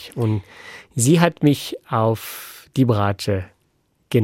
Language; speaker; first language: German; non-native, fluent; French